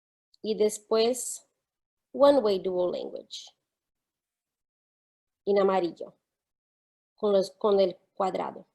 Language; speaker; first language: Spanish; non-native, fluent; English